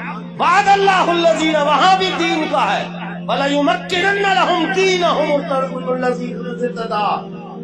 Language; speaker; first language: Urdu; native; Urdu